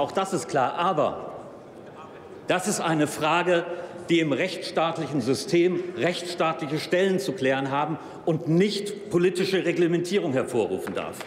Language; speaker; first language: German; native; German